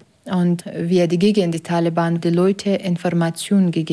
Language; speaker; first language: German; non-native, learner; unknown